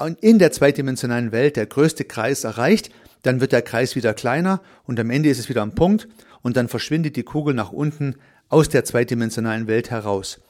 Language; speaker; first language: German; native; German